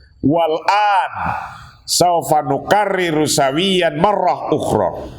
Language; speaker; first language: Arabic; non-native, fluent; Indonesian